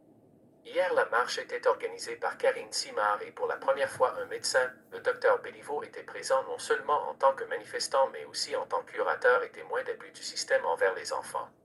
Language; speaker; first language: French; native; French